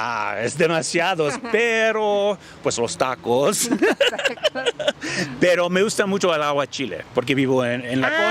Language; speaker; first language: Spanish; early bilingual, heritage; Spanish